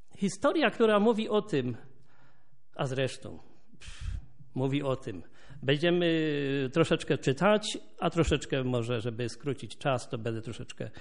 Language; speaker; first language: Polish; native; Polish